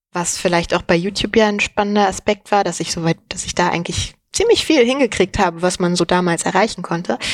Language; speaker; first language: German; early bilingual, other home language; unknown